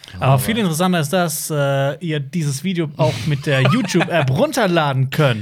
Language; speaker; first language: German; native; German